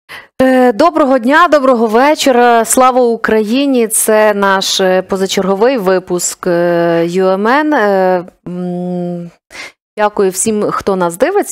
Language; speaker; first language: Ukrainian; native; Ukrainian